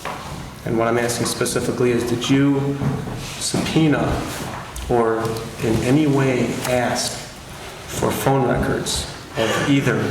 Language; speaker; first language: English; native; English